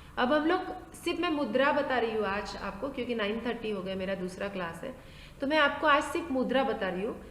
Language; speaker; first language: Hindi; non-native, local second language; Marathi